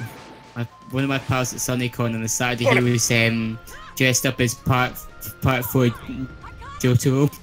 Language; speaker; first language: English; native; English